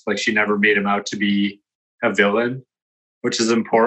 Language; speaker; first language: English; native; English